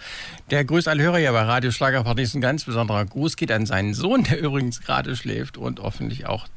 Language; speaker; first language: German; native; German